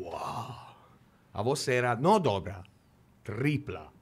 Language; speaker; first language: Portuguese; non-native, fluent; Italian